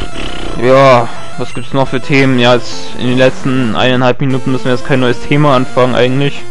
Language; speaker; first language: German; native; German